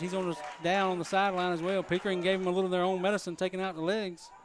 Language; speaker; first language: English; native; English